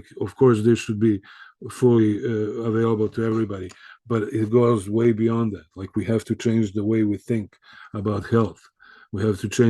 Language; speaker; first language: English; early bilingual, other home language; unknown